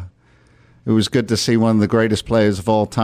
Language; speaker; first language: English; native; English